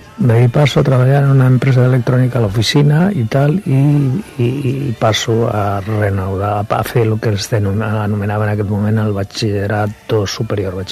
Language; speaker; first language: Catalan; non-native, local second language; Spanish